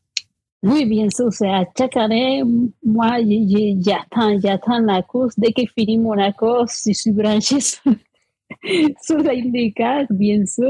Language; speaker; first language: French; non-native, fluent; Spanish